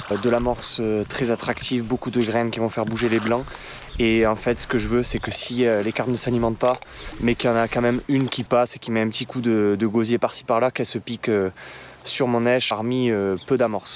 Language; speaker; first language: French; native; French